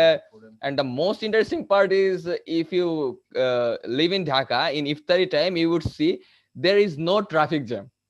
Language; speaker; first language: English; non-native, local second language; Bangla